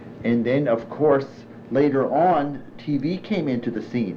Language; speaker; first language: English; early bilingual, other home language; German